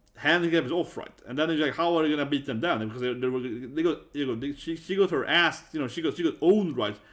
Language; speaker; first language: English; non-native, fluent; Swedish